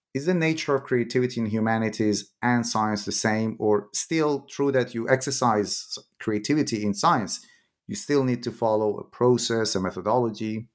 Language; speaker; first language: English; non-native, fluent; Persian